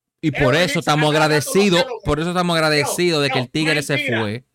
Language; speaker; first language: Spanish; native; Spanish